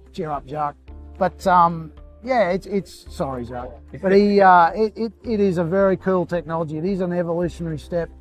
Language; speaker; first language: English; native; English